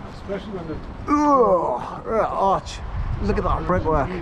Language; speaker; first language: English; native; English